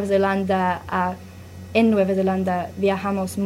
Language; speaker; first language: Spanish; non-native, learner; English